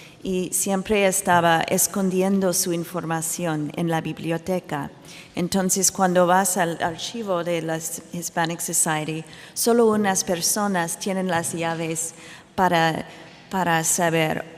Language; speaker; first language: Spanish; non-native, fluent; English